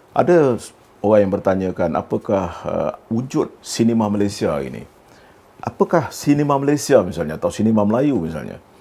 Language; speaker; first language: Malay; native; Malay